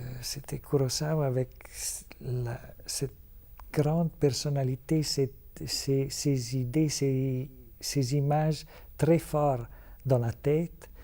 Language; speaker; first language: French; non-native, fluent; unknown